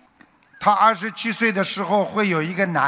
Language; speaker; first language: Chinese; native; Chinese